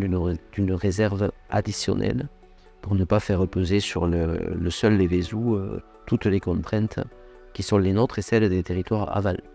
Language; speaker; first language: French; native; French